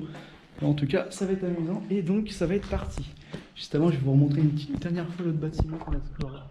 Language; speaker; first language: French; native; French